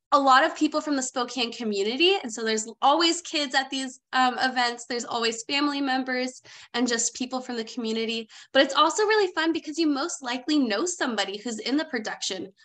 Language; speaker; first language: English; native; English